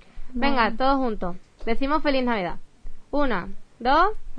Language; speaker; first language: Spanish; native; Spanish